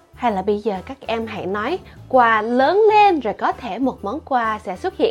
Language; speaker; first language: Vietnamese; early bilingual, heritage; Vietnamese